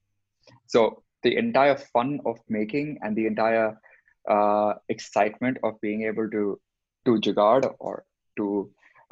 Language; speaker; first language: English; non-native, local second language; Hindi